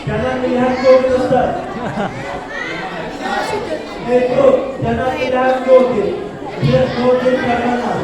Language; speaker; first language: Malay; non-native, learner; Arabic